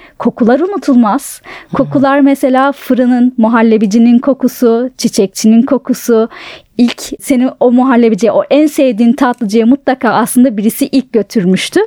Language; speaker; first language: Turkish; native; Turkish